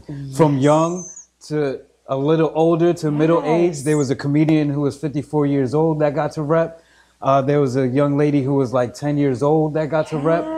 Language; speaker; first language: English; native; English